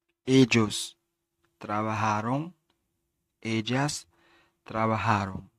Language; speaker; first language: Spanish; non-native, fluent; Haitian Creole